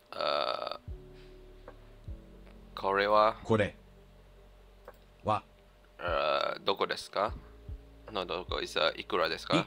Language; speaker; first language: Japanese; non-native, learner; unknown